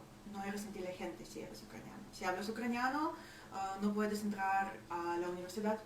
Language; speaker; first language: Spanish; non-native, fluent; Ukrainian